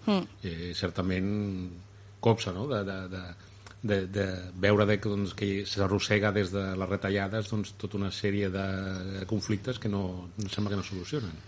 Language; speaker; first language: Catalan; native; Catalan